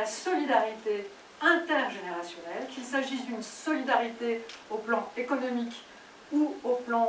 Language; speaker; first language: French; native; French